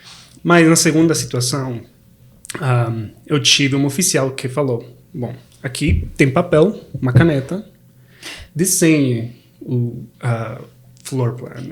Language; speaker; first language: Portuguese; non-native, fluent; Spanish